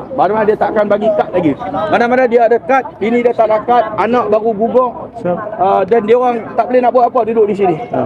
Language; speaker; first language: Malay; native; Malay